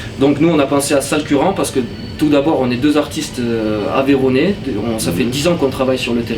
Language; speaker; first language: French; native; French